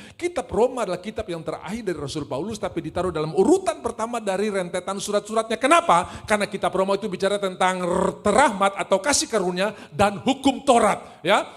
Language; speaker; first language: Indonesian; native; Indonesian